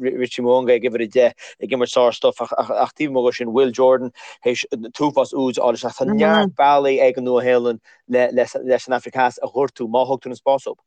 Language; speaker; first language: Irish; native; Irish